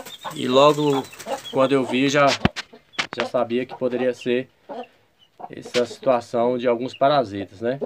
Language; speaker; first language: Portuguese; native; Portuguese